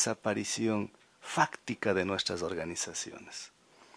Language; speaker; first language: Spanish; native; Spanish